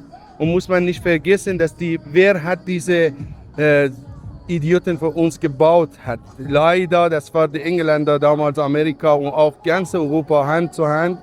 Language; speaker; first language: German; non-native, learner; Persian